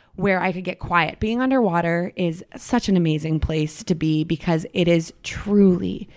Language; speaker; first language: English; native; English